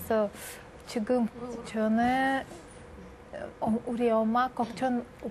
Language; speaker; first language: Korean; non-native, learner; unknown